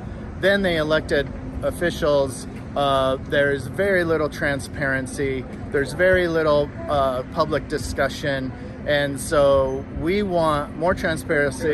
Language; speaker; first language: English; native; English